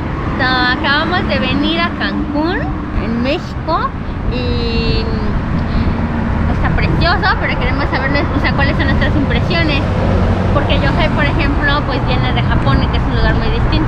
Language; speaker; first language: Spanish; native; Spanish